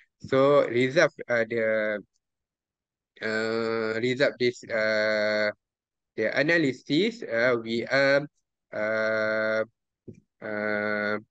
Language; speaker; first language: English; non-native, local second language; Malay